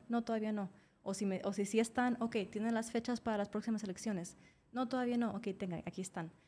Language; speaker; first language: Spanish; early bilingual, other home language; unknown